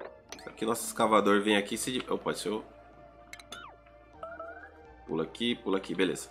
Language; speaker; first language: Portuguese; native; Portuguese